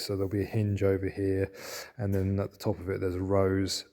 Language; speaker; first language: English; native; English